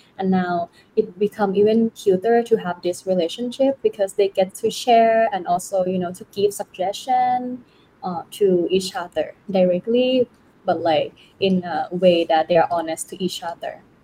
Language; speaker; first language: English; non-native, fluent; Thai